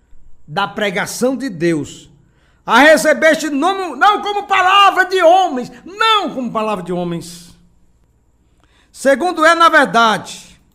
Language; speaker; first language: Portuguese; native; Portuguese